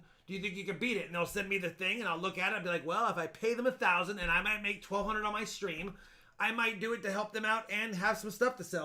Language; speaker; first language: English; native; English